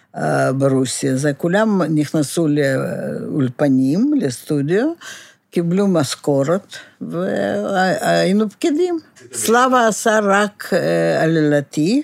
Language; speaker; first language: Hebrew; non-native, fluent; Russian